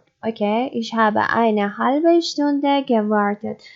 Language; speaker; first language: German; non-native, learner; Persian